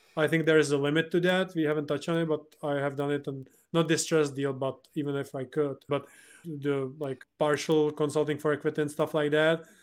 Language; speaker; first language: English; non-native, fluent; Czech